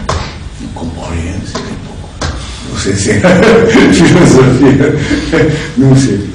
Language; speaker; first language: French; non-native, learner; Japanese